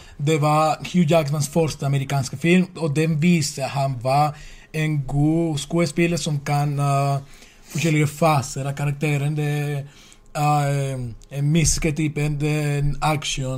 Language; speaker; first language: Norwegian; non-native, learner; Swedish